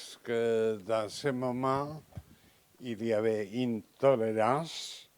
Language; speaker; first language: French; non-native, learner; Catalan